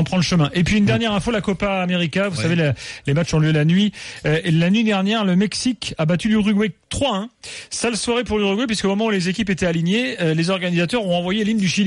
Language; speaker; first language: French; native; French